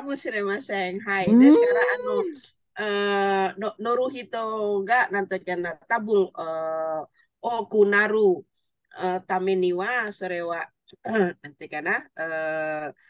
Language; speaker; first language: Japanese; non-native, learner; Indonesian